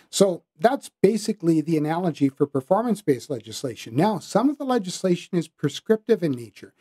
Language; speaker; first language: English; native; English